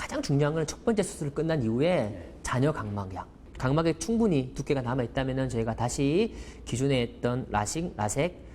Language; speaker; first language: Korean; native; Korean